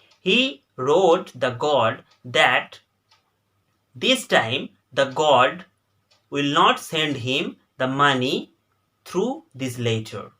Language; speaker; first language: English; non-native, local second language; Bangla